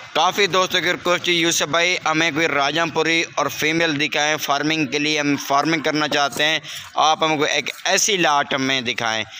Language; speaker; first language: Urdu; non-native, local second language; Saraiki